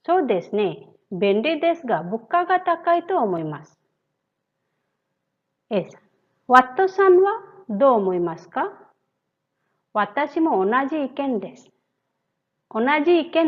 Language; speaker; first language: Japanese; non-native, fluent; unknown